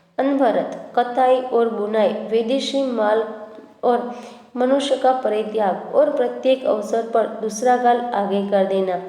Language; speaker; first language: Hindi; non-native, local second language; Gujarati